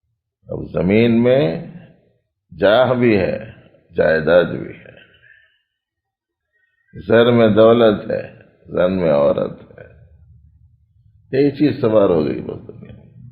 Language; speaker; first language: Urdu; native; Urdu